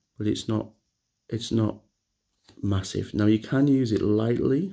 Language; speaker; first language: English; native; English